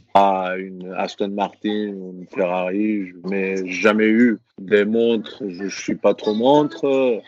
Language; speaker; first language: French; non-native, fluent; Greek